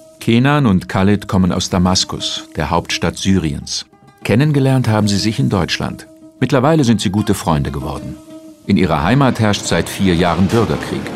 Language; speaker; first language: German; native; German